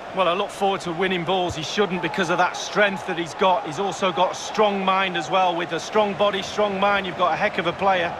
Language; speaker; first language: English; native; English